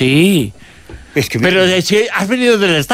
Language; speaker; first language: Spanish; native; Spanish